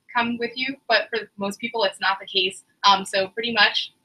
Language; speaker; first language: English; native; English